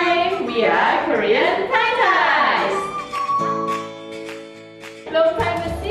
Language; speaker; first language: English; non-native, local second language; Korean